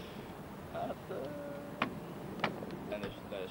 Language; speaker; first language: Hungarian; early bilingual, heritage; Hungarian